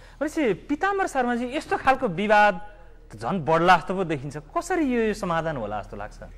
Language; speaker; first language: Nepali; native; Nepali